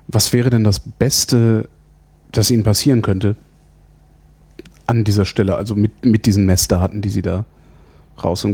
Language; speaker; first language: German; native; German